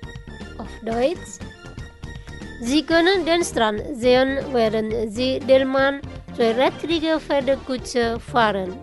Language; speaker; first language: German; non-native, fluent; Indonesian